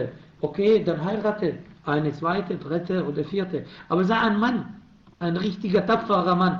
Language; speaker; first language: German; non-native, fluent; Arabic